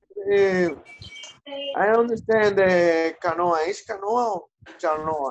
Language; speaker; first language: English; non-native, learner; Spanish